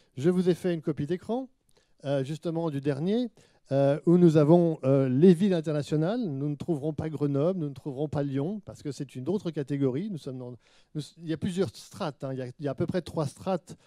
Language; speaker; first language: French; native; French